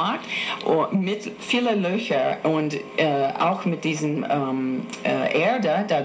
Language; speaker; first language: German; non-native, fluent; English